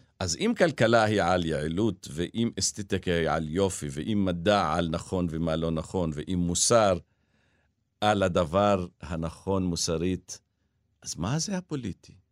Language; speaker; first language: Hebrew; non-native, local second language; Arabic